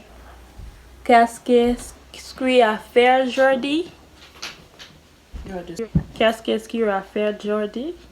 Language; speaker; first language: French; non-native, learner; English